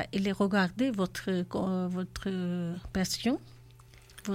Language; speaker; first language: French; non-native, learner; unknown